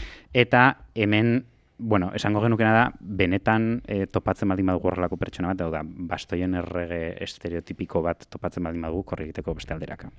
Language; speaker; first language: Basque; native; Basque